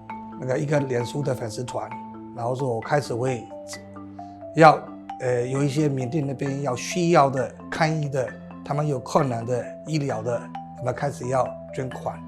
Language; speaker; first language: Chinese; non-native, fluent; Burmese